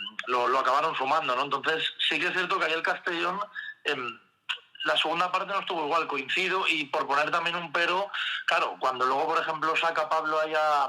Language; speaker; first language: Spanish; native; Spanish